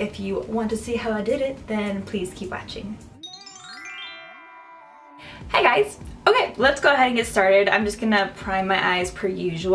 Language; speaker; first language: English; native; English